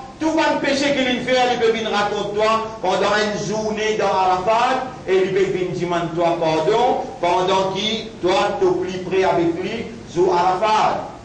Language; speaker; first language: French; non-native, local second language; Morisyen